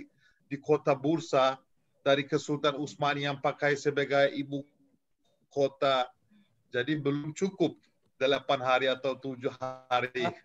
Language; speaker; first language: Indonesian; non-native, fluent; Turkish